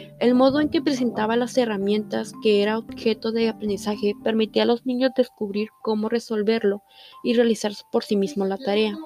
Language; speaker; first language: Spanish; native; Spanish